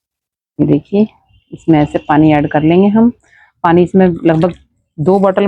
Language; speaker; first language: Hindi; native; Hindi